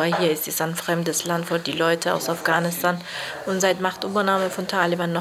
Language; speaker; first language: German; non-native, learner; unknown